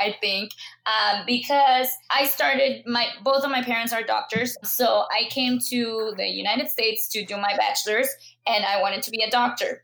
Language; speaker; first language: English; non-native, fluent; Spanish